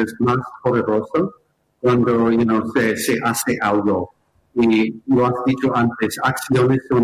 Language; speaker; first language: Spanish; non-native, fluent; English